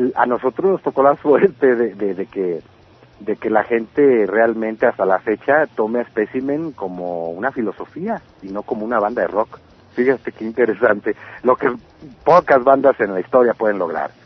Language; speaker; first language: Spanish; native; Spanish